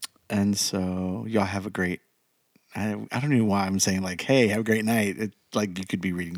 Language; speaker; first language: English; early bilingual, other home language; Spanish